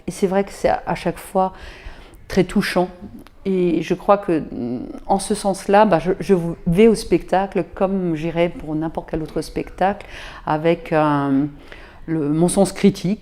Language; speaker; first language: French; native; French